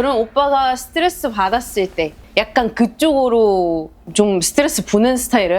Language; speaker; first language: Korean; non-native, fluent; Arabic